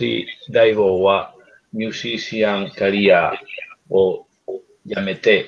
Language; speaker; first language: Japanese; non-native, learner; Spanish